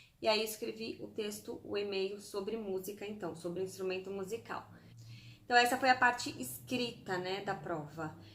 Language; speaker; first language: Portuguese; native; Portuguese